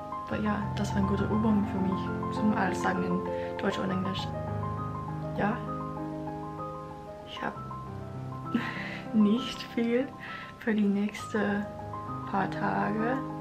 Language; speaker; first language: German; non-native, learner; English